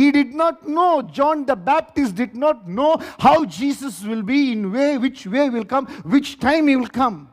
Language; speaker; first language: English; non-native, local second language; Tamil